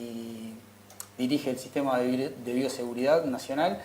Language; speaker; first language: Spanish; native; Spanish